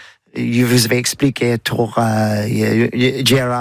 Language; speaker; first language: French; non-native, learner; English